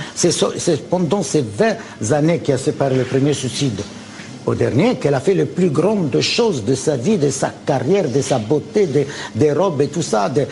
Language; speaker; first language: French; native; French